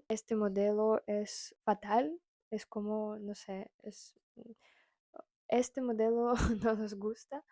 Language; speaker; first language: Spanish; non-native, fluent; Russian